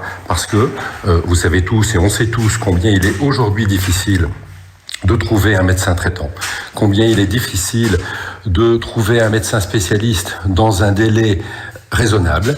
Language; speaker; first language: French; native; French